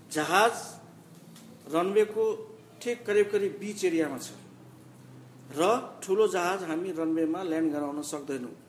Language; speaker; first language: Nepali; non-native, local second language; Maithili